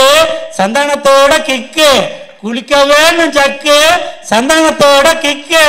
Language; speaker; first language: Tamil; native; Tamil